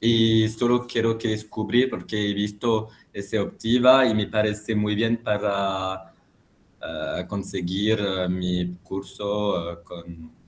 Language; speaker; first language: Spanish; non-native, learner; French